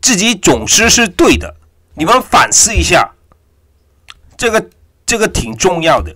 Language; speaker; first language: Chinese; non-native, fluent; Korean